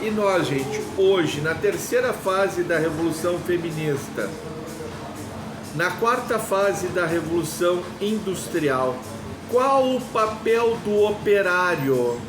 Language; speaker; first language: Portuguese; native; Portuguese